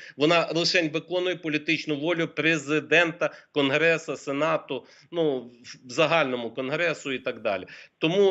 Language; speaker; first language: Ukrainian; native; Ukrainian